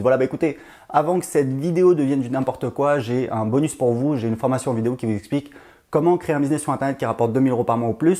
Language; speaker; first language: French; native; French